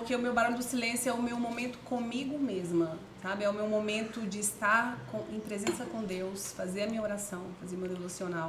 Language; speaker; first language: Portuguese; native; Portuguese